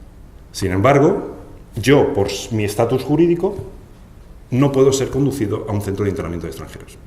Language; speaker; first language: Spanish; native; Spanish